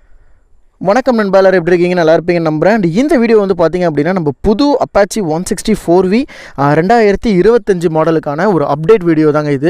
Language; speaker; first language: Tamil; native; Tamil